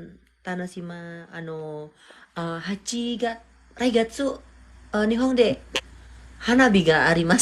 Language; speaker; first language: Japanese; non-native, learner; Indonesian